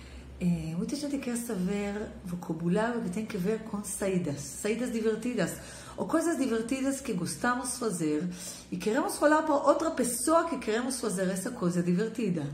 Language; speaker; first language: Portuguese; non-native, fluent; Hebrew